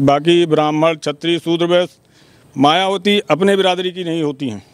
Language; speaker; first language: Hindi; native; Hindi